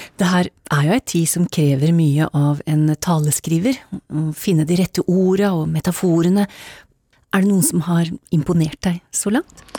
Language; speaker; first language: Norwegian; native; Norwegian